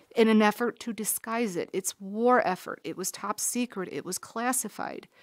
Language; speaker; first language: English; native; English